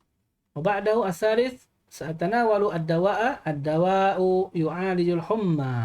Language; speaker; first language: Arabic; non-native, fluent; Indonesian